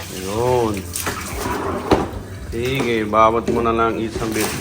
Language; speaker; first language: Filipino; non-native, learner; Punjabi